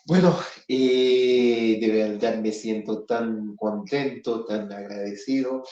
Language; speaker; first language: Spanish; non-native, fluent; Haitian Creole